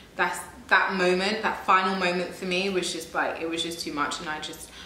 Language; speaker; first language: English; native; English